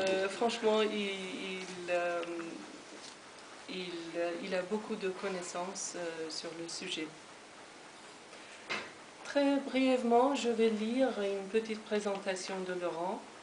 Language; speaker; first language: French; non-native, fluent; Persian